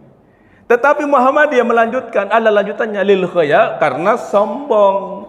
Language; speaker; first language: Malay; non-native, local second language; Javanese